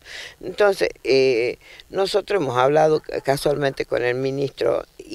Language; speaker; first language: Spanish; native; Spanish